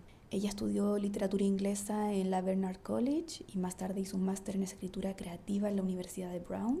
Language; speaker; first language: Spanish; native; Spanish